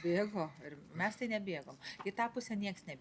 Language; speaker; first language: Lithuanian; native; Lithuanian